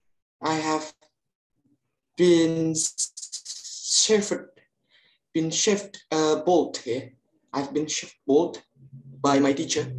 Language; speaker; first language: English; non-native, fluent; Indonesian